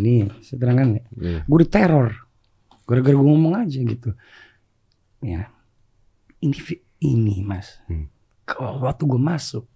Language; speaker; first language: Indonesian; native; Indonesian